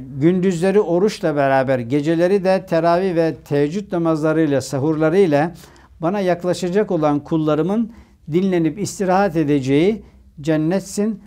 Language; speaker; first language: Turkish; native; Turkish